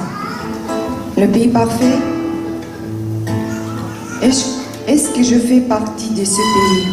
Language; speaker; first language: French; non-native, learner; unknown